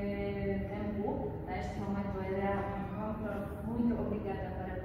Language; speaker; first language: Portuguese; non-native, learner; Polish